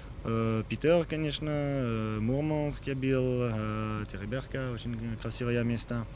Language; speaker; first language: Russian; non-native, learner; French